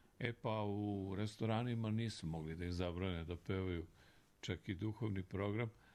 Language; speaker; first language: Serbian; native; Serbian